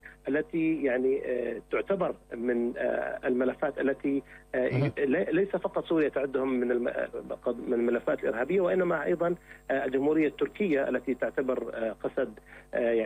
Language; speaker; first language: Arabic; native; Arabic